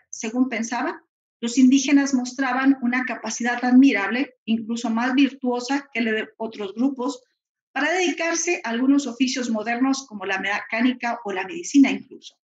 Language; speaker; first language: Spanish; native; Spanish